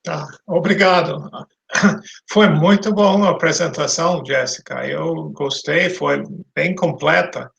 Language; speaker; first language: Portuguese; non-native, fluent; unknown